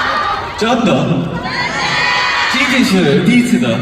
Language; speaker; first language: Chinese; non-native, learner; Korean